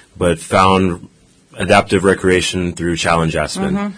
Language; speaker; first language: English; native; English